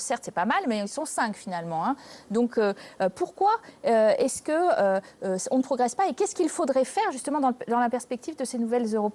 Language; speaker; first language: French; native; French